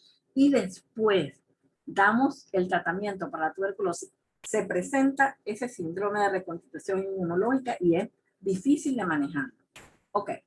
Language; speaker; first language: Spanish; native; Spanish